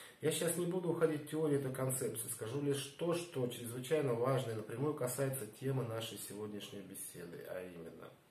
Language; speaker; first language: Russian; native; Russian